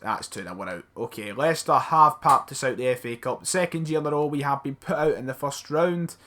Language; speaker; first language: English; native; English